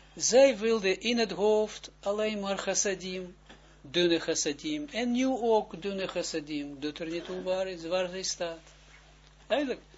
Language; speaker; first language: Dutch; non-native, fluent; Hebrew